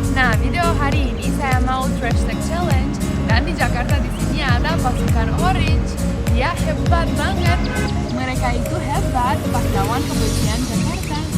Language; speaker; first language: Indonesian; non-native, learner; Romanian